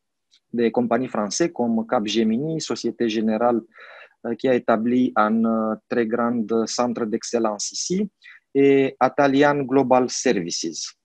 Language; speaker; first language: French; non-native, fluent; Romanian